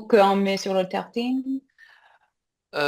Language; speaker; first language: French; non-native, learner; English